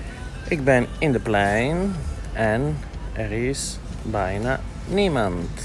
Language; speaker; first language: Dutch; non-native, fluent; Italian